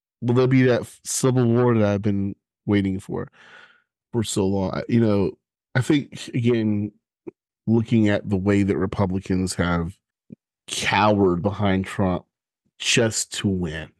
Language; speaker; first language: English; native; English